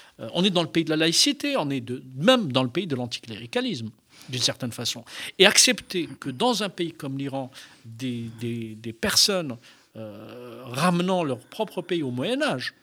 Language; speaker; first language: French; non-native, local second language; Arabic